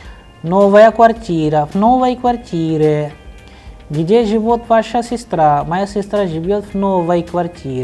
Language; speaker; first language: Russian; non-native, fluent; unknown